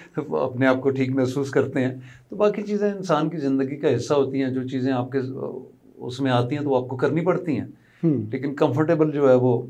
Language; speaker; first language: Urdu; non-native, local second language; Pahari-Potwari